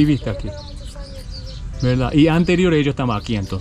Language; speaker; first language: Spanish; non-native, learner; Japanese